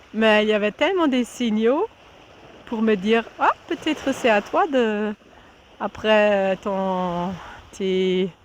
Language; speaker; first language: French; non-native, fluent; German